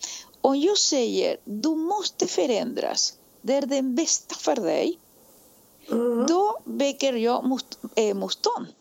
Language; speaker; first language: Swedish; non-native, fluent; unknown